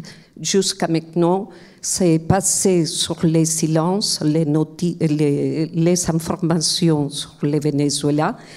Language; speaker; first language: French; non-native, fluent; Spanish